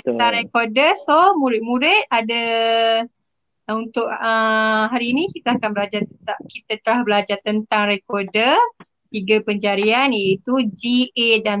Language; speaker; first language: Malay; native; Malay